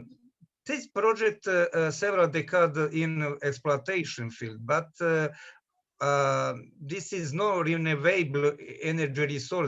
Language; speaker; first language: English; non-native, learner; Serbian